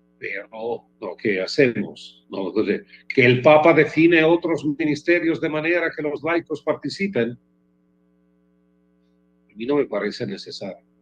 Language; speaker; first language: Spanish; non-native, fluent; Italian